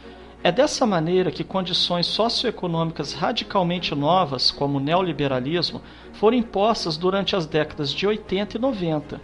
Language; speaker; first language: Portuguese; native; Portuguese